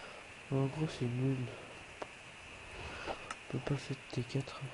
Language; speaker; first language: French; native; French